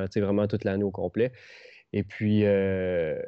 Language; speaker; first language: French; native; French